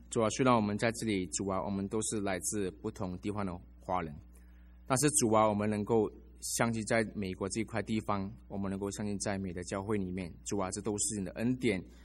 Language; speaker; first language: Chinese; native; Chinese